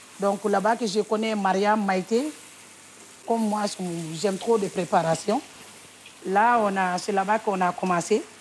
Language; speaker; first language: French; non-native, local second language; Wolof